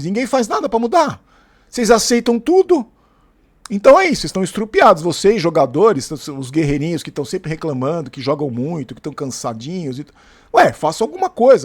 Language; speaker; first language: Portuguese; native; Portuguese